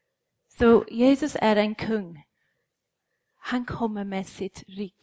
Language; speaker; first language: Swedish; non-native, fluent; English